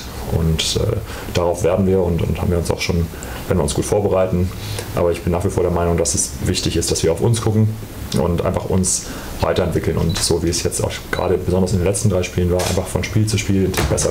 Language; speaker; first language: German; native; German